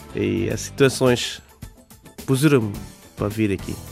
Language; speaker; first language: Portuguese; non-native, learner; Bangla